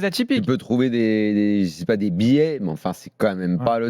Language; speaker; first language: French; native; French